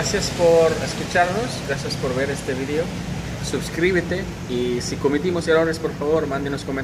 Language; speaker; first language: Spanish; non-native, fluent; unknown